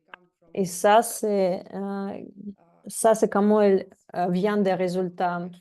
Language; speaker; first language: French; non-native, fluent; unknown